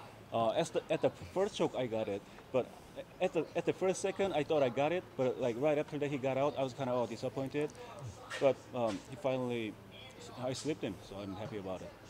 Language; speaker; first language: English; non-native, fluent; Korean